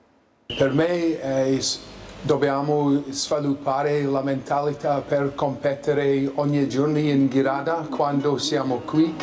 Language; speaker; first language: Italian; non-native, learner; English